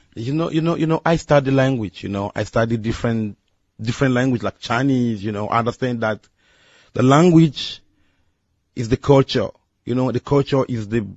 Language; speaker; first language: English; non-native, learner; Lingala